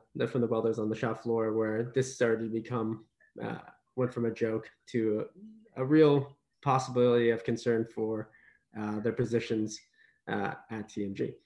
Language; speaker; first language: English; native; English